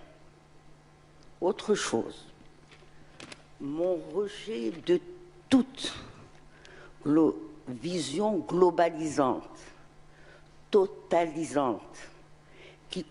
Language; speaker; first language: French; non-native, local second language; Arabic